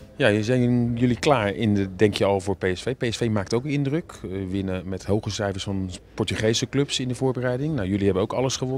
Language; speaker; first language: Dutch; native; Dutch